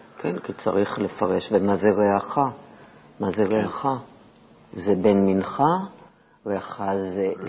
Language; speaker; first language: Hebrew; native; Hebrew